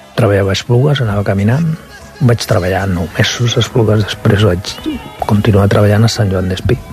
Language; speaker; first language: Catalan; non-native, local second language; Spanish